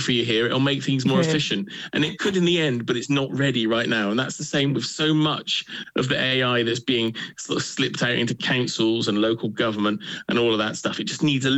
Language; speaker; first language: English; native; English